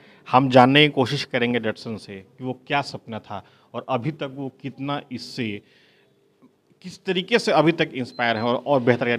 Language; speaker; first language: Hindi; native; Hindi